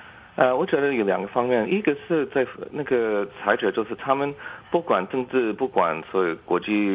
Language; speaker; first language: Chinese; early bilingual, heritage; English